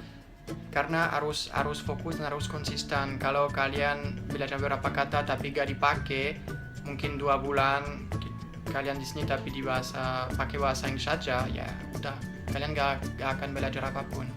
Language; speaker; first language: Indonesian; non-native, fluent; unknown